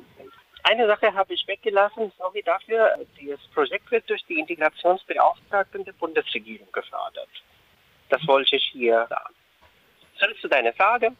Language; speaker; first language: German; non-native, fluent; Urdu